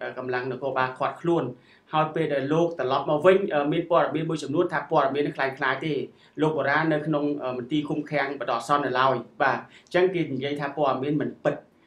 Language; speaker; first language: Khmer; native; Khmer